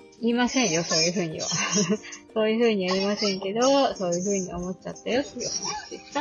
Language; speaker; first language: Japanese; native; Japanese